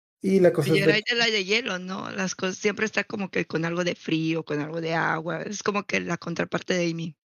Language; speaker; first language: Spanish; native; Spanish